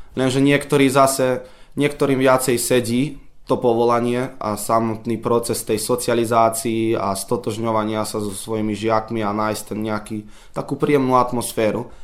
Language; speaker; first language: Slovak; early bilingual, heritage; Slovak